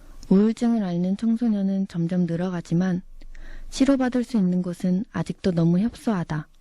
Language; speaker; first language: Korean; native; Korean